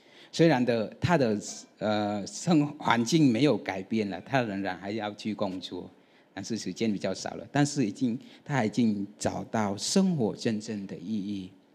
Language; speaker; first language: Chinese; non-native, fluent; Vietnamese